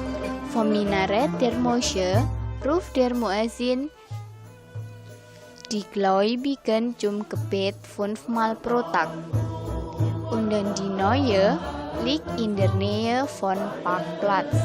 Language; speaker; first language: German; non-native, learner; Indonesian